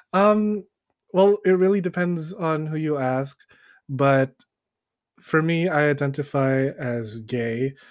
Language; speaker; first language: English; early bilingual, other home language; Filipino